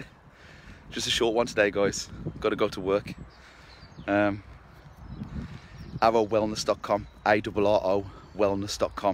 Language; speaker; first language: English; native; English